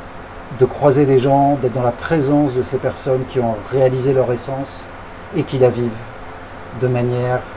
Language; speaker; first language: French; native; French